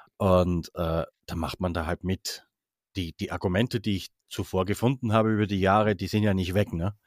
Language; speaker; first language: German; native; German